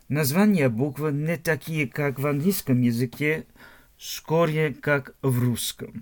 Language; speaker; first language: Russian; non-native, learner; German